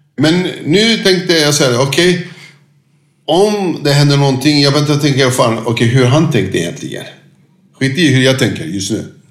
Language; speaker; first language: Swedish; non-native, fluent; Turkish